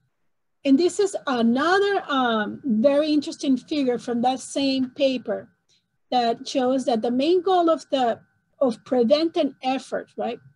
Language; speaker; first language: English; non-native, fluent; Spanish